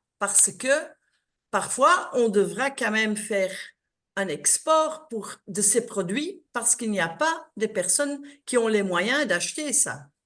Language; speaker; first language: French; non-native, local second language; Dutch